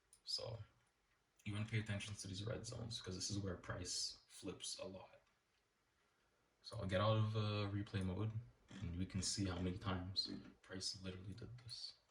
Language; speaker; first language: English; native; English